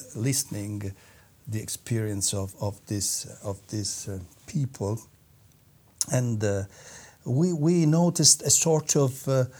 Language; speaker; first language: English; non-native, fluent; Italian